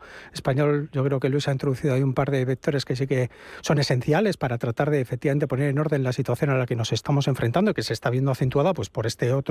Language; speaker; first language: Spanish; native; Spanish